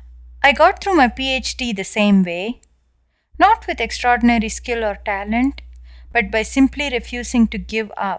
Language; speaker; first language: English; non-native, local second language; Tamil